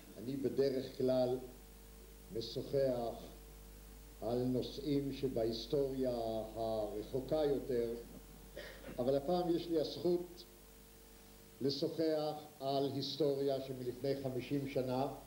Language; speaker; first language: Hebrew; native; Hebrew